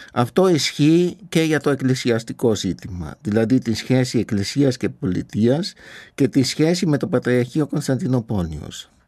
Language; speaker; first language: Greek; non-native, fluent; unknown